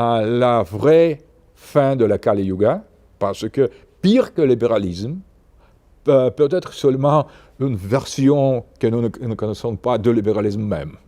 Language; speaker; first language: French; non-native, fluent; Russian